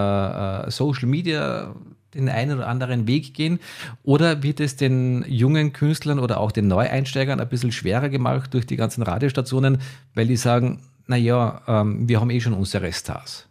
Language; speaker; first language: German; native; German